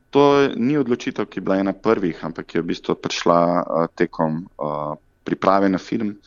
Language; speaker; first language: Slovenian; native; Slovenian